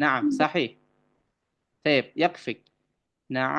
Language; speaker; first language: Arabic; non-native, fluent; Indonesian